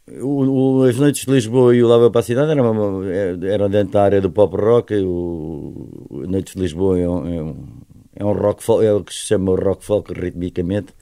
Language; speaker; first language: Portuguese; native; Portuguese